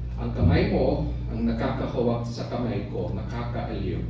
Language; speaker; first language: Filipino; early bilingual, heritage; Filipino